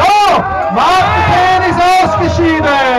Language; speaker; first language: German; native; German